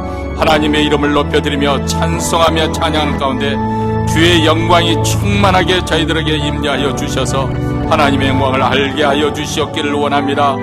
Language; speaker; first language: Korean; native; Korean